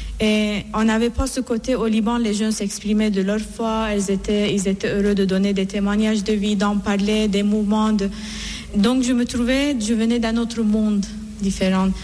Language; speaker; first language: French; non-native, fluent; Persian